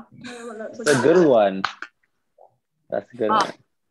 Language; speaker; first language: English; native; English